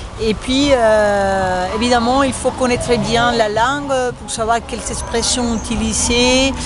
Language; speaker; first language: French; non-native, fluent; Spanish